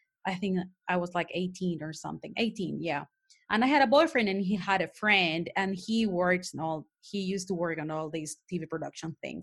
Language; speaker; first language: English; non-native, fluent; Spanish